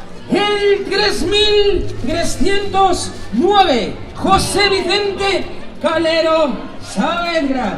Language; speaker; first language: Spanish; native; Spanish